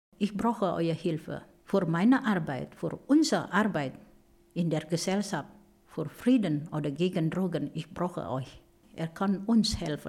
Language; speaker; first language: German; non-native, learner; Indonesian